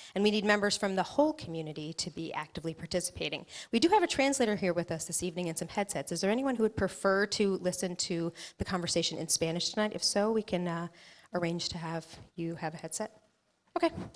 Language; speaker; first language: English; native; English